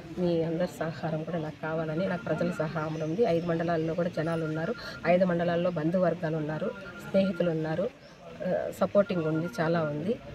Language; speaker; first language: Telugu; native; Telugu